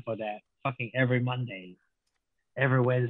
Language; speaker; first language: English; non-native, local second language; Cantonese